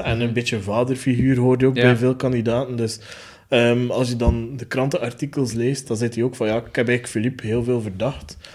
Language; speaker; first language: Dutch; native; Dutch